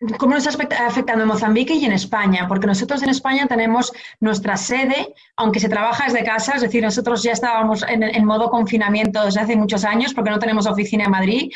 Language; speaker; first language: Spanish; early bilingual, heritage; Portuguese